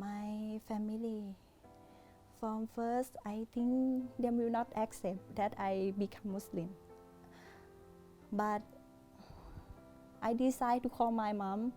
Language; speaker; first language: English; non-native, learner; Thai